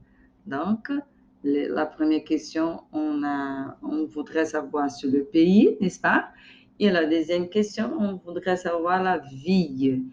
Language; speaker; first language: French; non-native, fluent; Portuguese